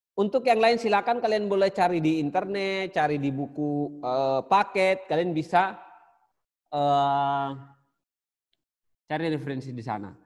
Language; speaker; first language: Indonesian; native; Indonesian